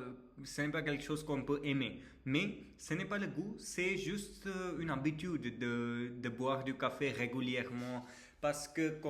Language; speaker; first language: French; non-native, learner; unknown